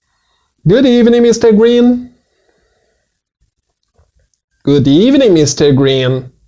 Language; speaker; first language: English; non-native, fluent; Portuguese